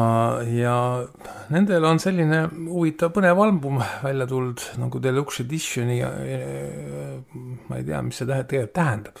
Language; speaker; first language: Estonian; native; Estonian